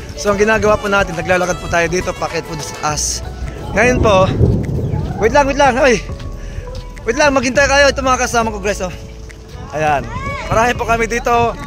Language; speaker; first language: Filipino; non-native, local second language; Iloko